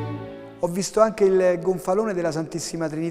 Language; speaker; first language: Italian; native; Italian